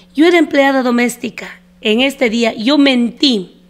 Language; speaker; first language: Spanish; native; Spanish